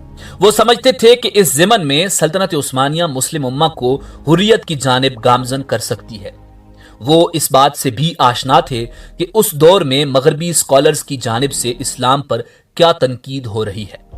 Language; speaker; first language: Urdu; native; Urdu